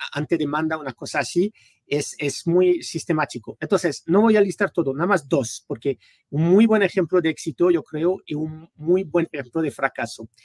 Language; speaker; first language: Spanish; non-native, fluent; French